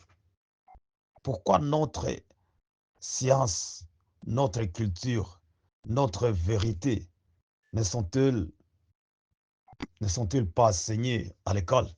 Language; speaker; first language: French; non-native, local second language; Swahili